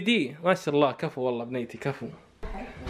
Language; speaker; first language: Arabic; native; Arabic